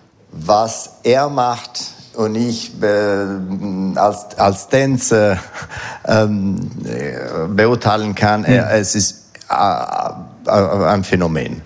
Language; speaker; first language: German; non-native, fluent; Italian